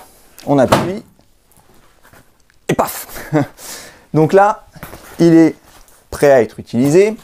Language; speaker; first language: French; native; French